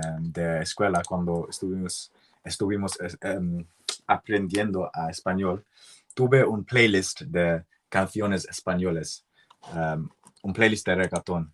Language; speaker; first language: Spanish; non-native, learner; English